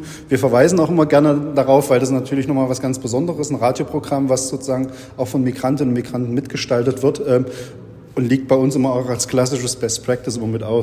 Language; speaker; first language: German; native; German